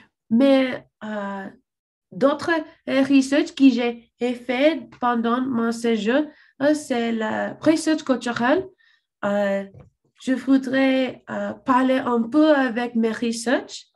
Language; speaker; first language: French; non-native, learner; English